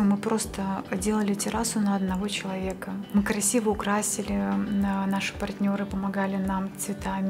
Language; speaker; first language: Russian; native; Russian